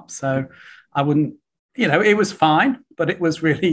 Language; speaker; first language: English; native; English